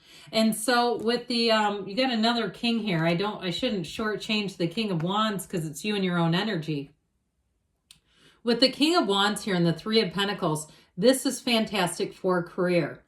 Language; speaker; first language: English; native; English